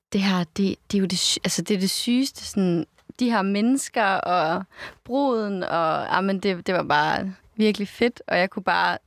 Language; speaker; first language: Danish; native; Danish